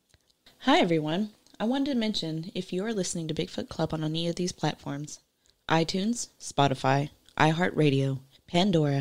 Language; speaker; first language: English; native; English